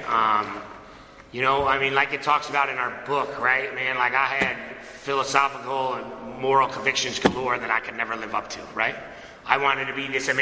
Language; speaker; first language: English; native; English